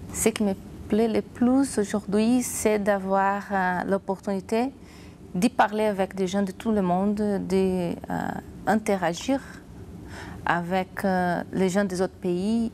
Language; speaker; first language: French; non-native, fluent; Portuguese